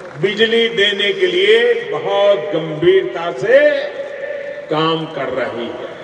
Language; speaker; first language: Hindi; non-native, local second language; Gujarati